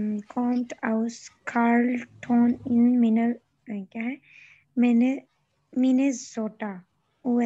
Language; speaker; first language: German; non-native, learner; Urdu